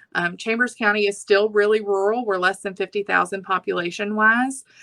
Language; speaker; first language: English; native; English